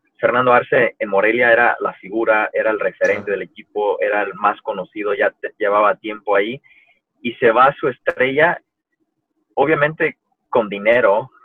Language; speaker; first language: Spanish; early bilingual, heritage; Spanish